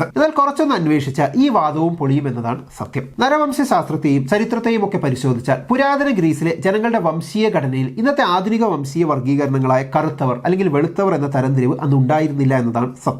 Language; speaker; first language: Malayalam; native; Malayalam